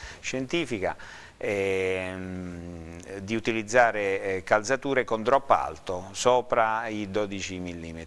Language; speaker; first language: Italian; native; Italian